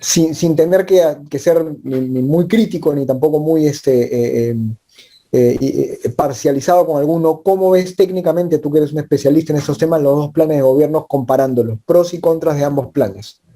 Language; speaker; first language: Spanish; native; Spanish